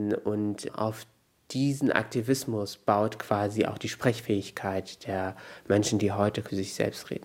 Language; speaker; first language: German; native; German